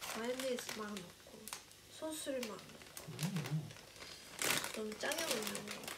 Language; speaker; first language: Korean; non-native, fluent; Japanese